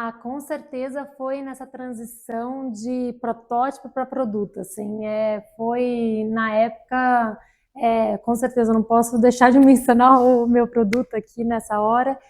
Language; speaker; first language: Portuguese; early bilingual, heritage; Portuguese